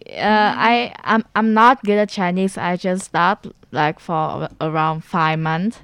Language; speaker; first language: English; non-native, learner; Vietnamese